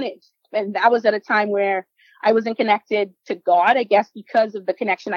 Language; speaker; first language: English; non-native, local second language; Spanish